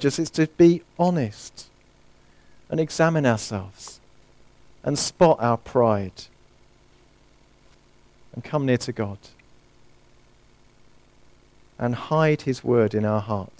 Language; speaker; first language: English; native; English